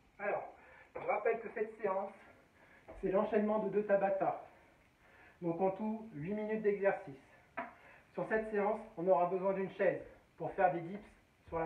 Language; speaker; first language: French; native; French